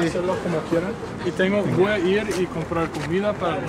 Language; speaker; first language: Spanish; non-native, fluent; English